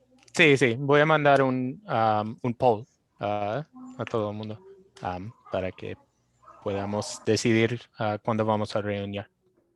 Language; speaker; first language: Spanish; non-native, fluent; English